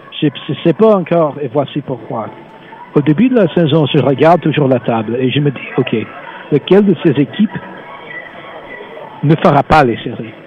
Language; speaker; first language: French; non-native, fluent; English